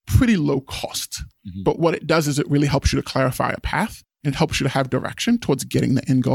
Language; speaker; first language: English; native; English